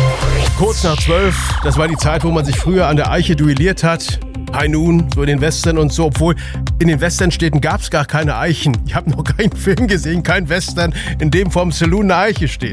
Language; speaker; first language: German; native; German